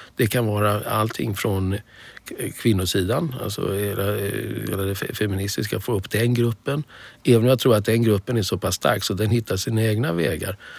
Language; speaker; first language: Swedish; native; Swedish